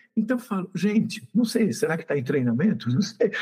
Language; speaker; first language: Portuguese; native; Portuguese